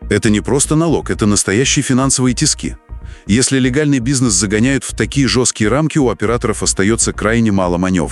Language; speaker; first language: Russian; native; Russian